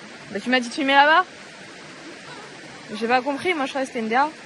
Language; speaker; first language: French; native; French